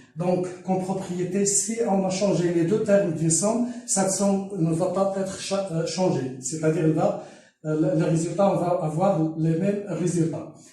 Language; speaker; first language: French; non-native, local second language; Arabic